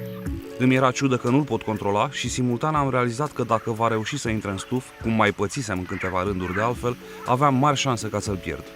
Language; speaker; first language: Romanian; native; Romanian